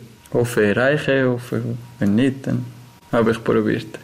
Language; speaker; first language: German; non-native, learner; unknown